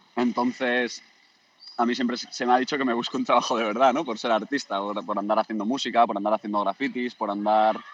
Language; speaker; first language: Spanish; native; Spanish